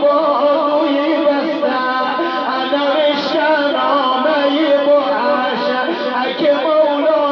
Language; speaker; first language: Persian; native; Persian